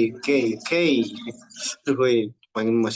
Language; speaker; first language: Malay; non-native, local second language; Sundanese